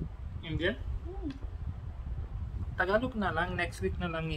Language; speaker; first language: Filipino; non-native, learner; Punjabi